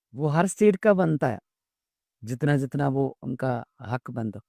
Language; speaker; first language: Hindi; non-native, local second language; Punjabi